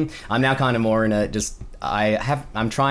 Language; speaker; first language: English; native; English